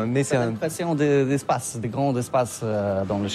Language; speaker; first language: French; non-native, learner; Polish